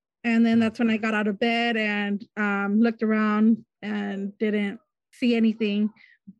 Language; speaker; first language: English; native; English